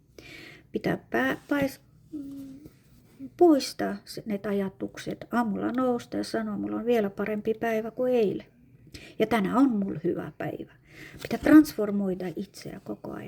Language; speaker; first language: Finnish; non-native, fluent; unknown